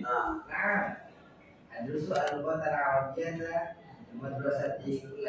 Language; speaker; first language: Arabic; non-native, learner; Indonesian